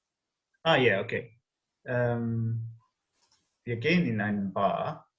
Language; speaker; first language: German; non-native, learner; English